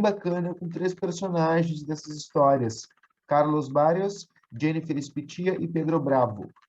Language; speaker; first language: Portuguese; native; Portuguese